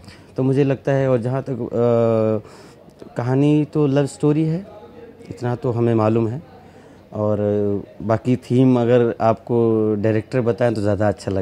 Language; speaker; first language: Hindi; native; Hindi